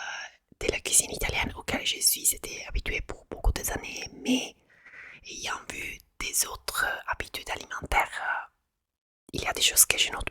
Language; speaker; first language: French; non-native, fluent; Italian